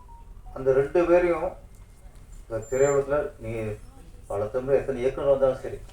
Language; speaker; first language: Tamil; native; Tamil